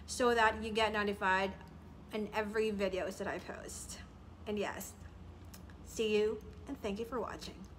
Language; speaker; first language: English; non-native, local second language; Cebuano